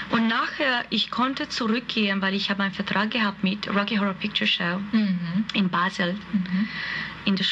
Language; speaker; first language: German; non-native, fluent; Hungarian